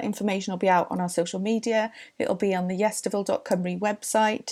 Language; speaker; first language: English; native; English